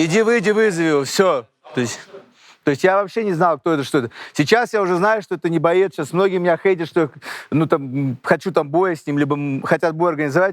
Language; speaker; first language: Russian; native; Russian